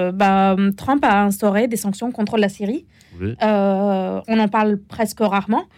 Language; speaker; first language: French; non-native, fluent; Arabic